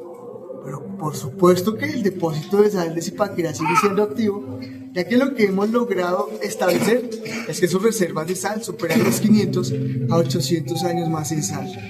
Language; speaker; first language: Spanish; native; Spanish